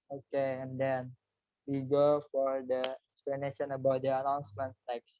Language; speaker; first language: English; non-native, learner; Indonesian